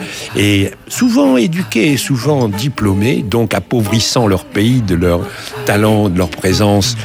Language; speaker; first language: French; native; French